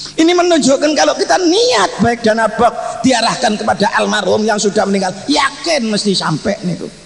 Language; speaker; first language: Indonesian; non-native, local second language; Javanese